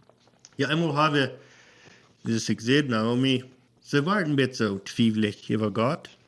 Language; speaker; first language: German; non-native, learner; Plautdietsch